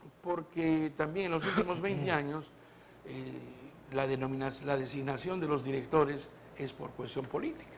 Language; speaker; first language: Spanish; native; Spanish